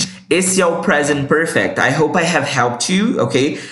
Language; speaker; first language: English; non-native, fluent; Portuguese